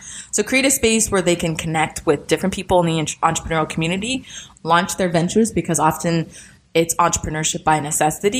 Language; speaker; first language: English; native; English